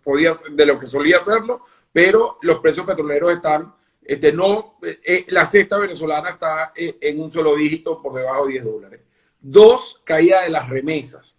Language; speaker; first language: Spanish; native; Spanish